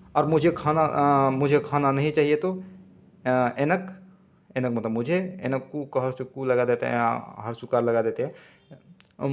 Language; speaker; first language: Hindi; native; Hindi